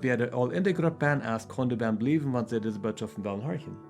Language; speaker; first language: German; non-native, learner; Plautdietsch